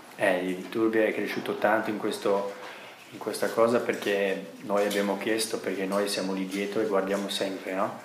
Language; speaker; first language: Italian; non-native, fluent; Portuguese